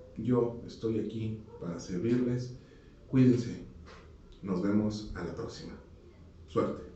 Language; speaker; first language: Spanish; native; Spanish